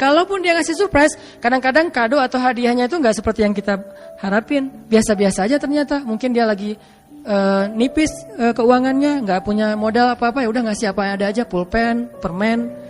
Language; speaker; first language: Indonesian; native; Indonesian